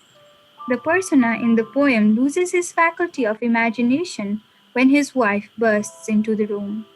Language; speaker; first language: English; non-native, local second language; Nepali